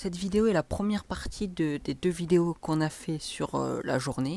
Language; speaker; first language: French; native; French